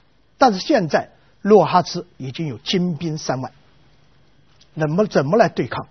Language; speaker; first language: Chinese; native; Chinese